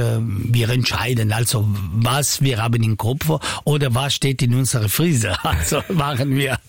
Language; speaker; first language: German; non-native, fluent; Italian